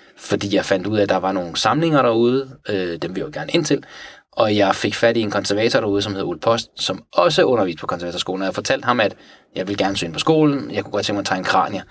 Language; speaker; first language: Danish; early bilingual, other home language; Persian